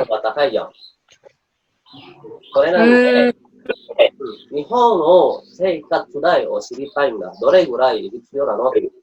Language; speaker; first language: Japanese; non-native, learner; Indonesian